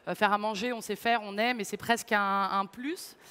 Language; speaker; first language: French; native; French